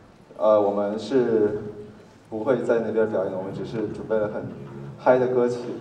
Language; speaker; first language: Chinese; non-native, fluent; Korean